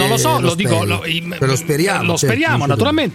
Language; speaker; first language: Italian; native; Italian